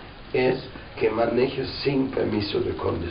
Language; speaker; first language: Spanish; non-native, fluent; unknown